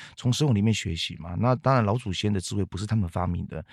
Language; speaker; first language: Chinese; non-native, local second language; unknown